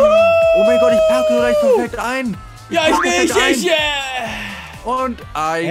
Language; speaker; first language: German; native; German